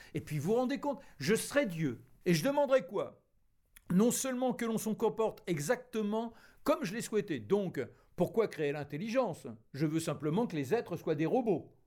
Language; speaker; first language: French; native; French